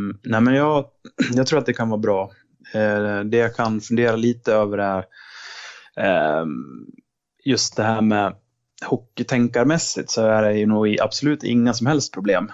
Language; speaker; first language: Swedish; native; Swedish